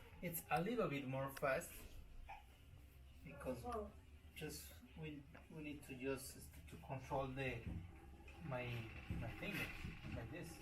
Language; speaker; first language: English; non-native, learner; Spanish